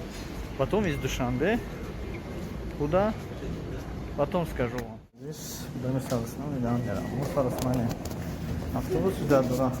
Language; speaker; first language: Russian; non-native, local second language; Tajik